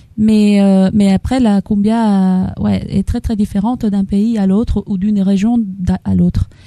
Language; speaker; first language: French; non-native, fluent; Spanish